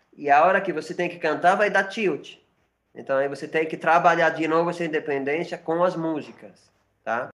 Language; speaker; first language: Portuguese; non-native, fluent; Spanish